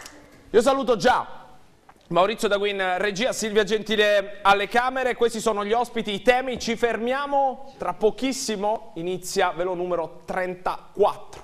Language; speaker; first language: Italian; native; Italian